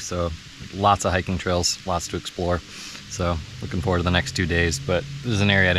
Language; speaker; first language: English; native; English